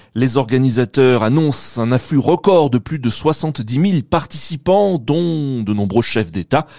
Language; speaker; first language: French; native; French